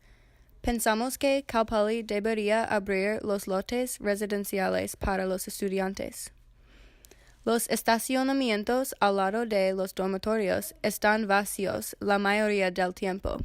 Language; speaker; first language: Spanish; non-native, learner; English